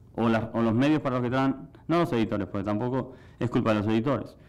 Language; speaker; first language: Spanish; native; Spanish